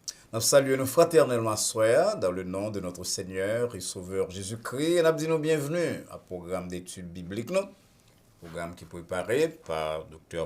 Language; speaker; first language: French; non-native, local second language; Haitian Creole